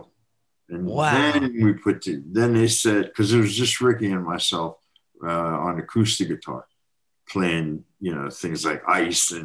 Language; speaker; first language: English; native; English